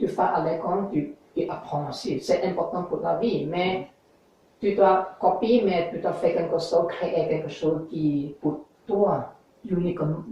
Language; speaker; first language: French; non-native, learner; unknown